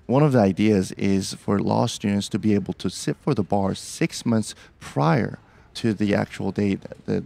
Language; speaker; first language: English; early bilingual, other home language; Korean